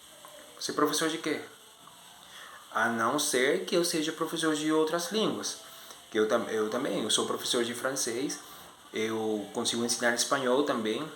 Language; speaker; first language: Portuguese; non-native, fluent; Spanish